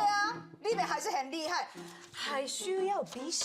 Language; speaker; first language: Chinese; non-native, fluent; Japanese